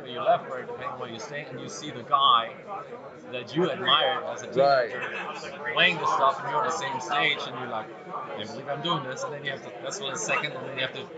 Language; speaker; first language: English; non-native, fluent; German